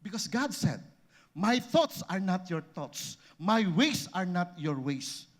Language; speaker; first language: English; non-native, local second language; Filipino